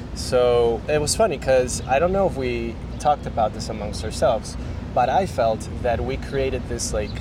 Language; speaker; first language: English; non-native, fluent; Spanish